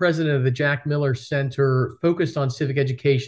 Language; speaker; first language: English; native; English